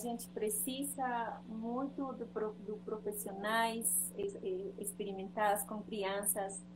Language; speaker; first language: Portuguese; non-native, learner; Spanish